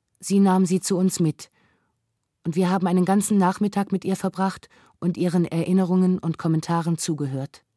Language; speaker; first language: German; native; German